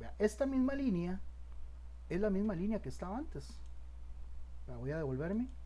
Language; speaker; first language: Spanish; native; Spanish